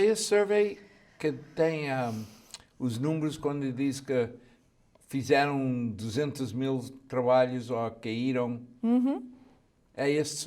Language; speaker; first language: Portuguese; early bilingual, heritage; Portuguese